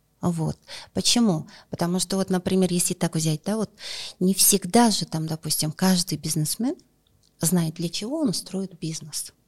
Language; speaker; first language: Russian; non-native, local second language; Kazakh